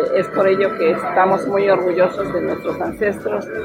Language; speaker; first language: Spanish; native; Spanish